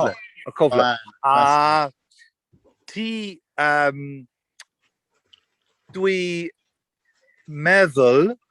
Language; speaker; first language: Welsh; non-native, learner; English